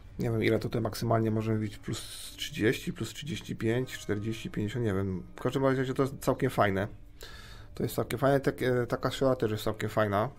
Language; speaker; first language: Polish; native; Polish